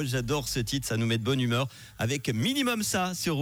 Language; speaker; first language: French; native; French